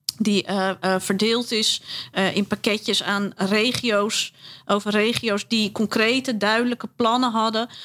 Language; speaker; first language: Dutch; native; Dutch